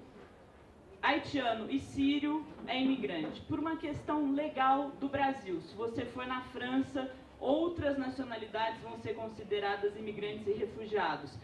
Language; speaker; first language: Portuguese; native; Portuguese